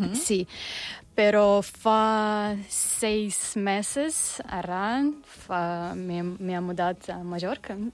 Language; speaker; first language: Catalan; non-native, learner; Russian